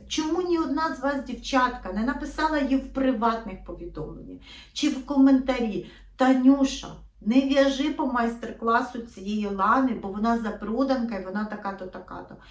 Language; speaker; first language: Ukrainian; native; Ukrainian